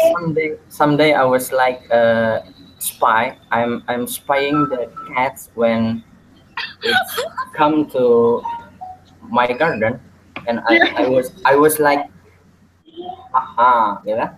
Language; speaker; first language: English; non-native, learner; Indonesian